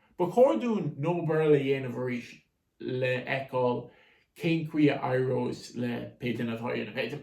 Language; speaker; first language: Irish; native; Irish